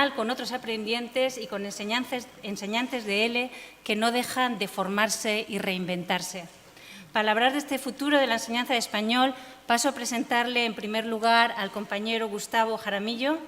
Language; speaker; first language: Spanish; native; Spanish